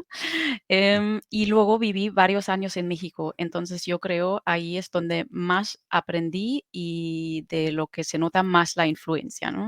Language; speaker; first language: Spanish; non-native, fluent; German